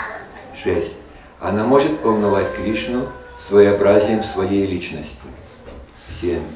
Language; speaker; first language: Russian; native; Russian